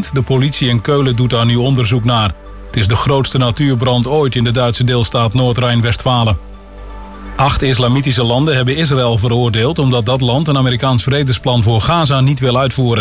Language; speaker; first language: Dutch; native; Dutch